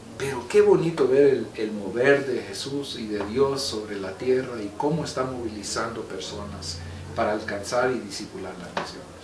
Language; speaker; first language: Spanish; non-native, local second language; English